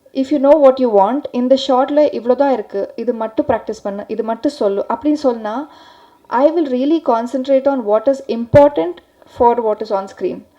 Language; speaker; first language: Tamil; non-native, learner; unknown